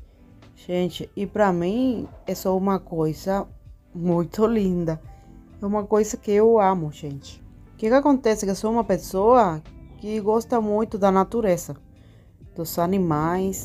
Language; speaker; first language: Portuguese; non-native, fluent; Spanish